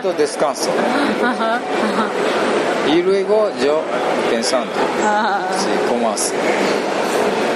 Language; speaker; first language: Spanish; non-native, learner; Japanese